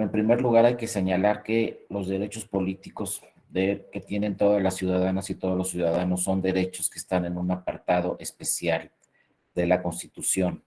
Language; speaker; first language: Spanish; native; Spanish